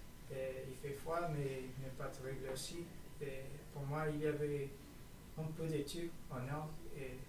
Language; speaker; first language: French; non-native, learner; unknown